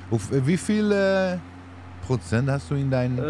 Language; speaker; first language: German; non-native, learner; Dutch